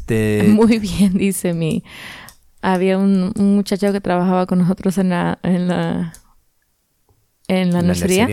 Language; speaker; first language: Spanish; early bilingual, other home language; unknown